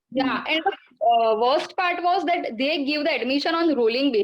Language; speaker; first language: English; non-native, local second language; Gujarati